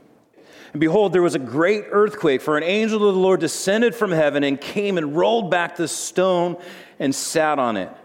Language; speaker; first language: English; native; English